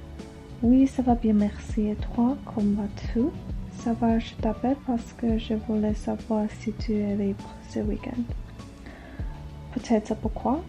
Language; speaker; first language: French; non-native, learner; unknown